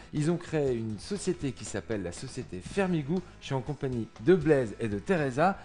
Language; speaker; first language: French; native; French